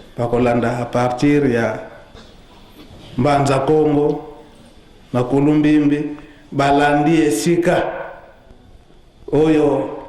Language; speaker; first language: Lingala; non-native, local second language; Kongo